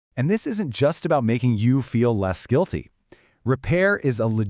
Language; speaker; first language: English; native; English